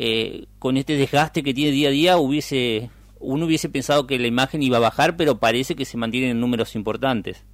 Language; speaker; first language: Spanish; native; Spanish